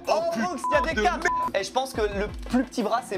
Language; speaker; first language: French; native; French